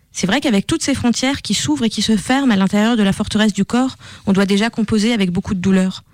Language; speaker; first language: French; non-native, fluent; Russian